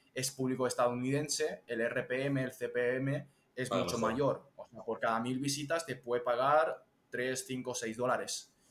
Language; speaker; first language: Spanish; early bilingual, other home language; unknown